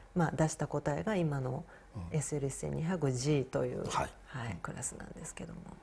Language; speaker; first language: Japanese; native; Japanese